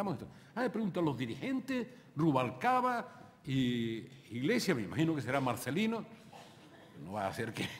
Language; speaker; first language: Spanish; native; Spanish